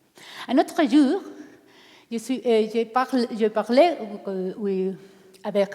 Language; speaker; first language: French; non-native, learner; Spanish